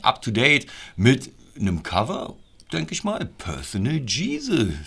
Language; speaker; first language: German; native; German